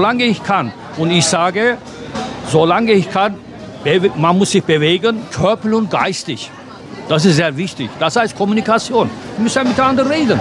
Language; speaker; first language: German; non-native, fluent; Turkish